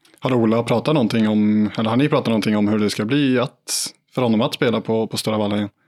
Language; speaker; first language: Swedish; native; Swedish